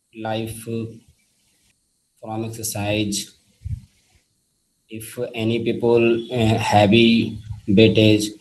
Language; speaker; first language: English; non-native, learner; Hindi